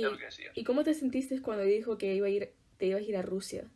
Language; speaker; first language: Spanish; early bilingual, heritage; Spanish